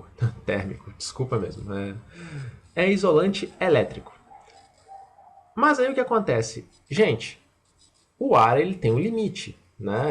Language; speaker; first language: Portuguese; native; Portuguese